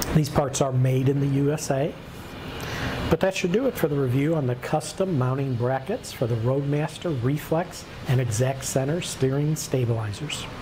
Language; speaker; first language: English; native; English